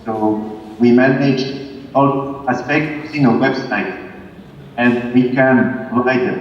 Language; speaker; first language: English; non-native, fluent; French